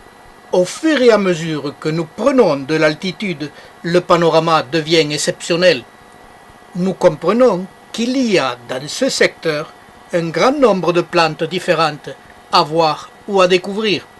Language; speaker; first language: French; native; French